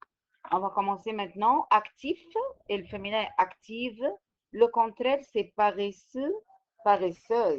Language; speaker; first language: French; non-native, fluent; Arabic